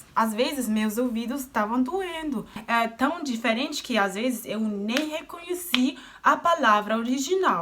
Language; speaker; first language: Portuguese; non-native, fluent; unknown